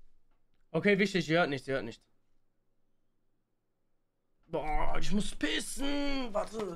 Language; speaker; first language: German; native; German